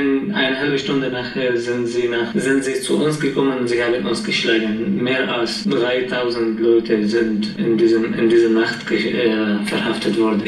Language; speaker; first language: German; non-native, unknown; Arabic